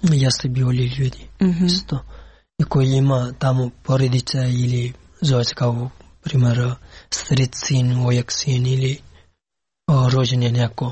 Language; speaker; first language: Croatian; non-native, learner; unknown